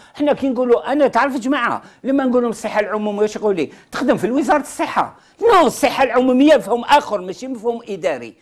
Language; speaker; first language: Arabic; native; Arabic